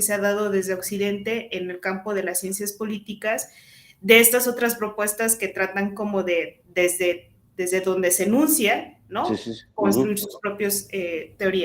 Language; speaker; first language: Spanish; native; Spanish